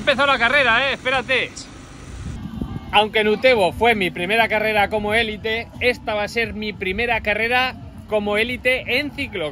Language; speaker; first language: Spanish; native; Spanish